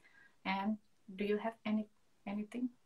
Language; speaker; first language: English; non-native, learner; Indonesian